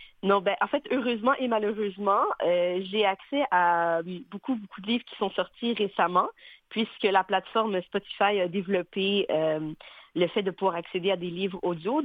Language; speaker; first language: French; native; French